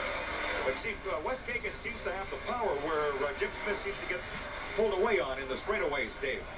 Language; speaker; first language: English; native; English